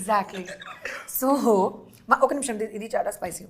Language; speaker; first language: Telugu; non-native, local second language; Hindi